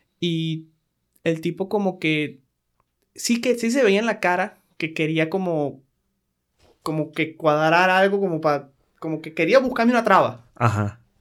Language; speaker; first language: Spanish; native; Spanish